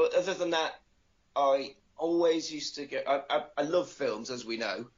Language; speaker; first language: English; native; English